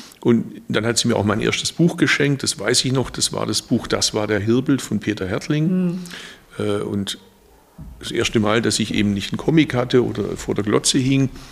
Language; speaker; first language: German; early bilingual, other home language; Turkish